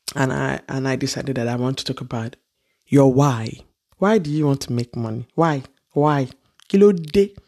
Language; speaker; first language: English; non-native, local second language; Yoruba